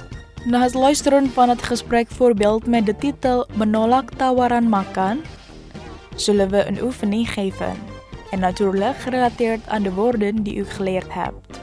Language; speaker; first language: Dutch; non-native, fluent; Indonesian